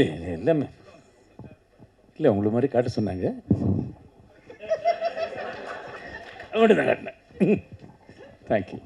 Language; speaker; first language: Tamil; non-native, local second language; Malayalam